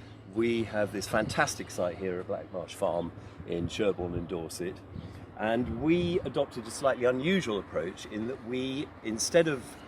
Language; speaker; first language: English; native; English